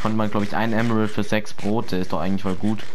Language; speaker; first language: German; native; German